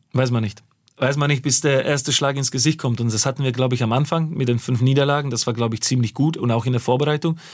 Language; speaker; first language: German; non-native, fluent; Slovak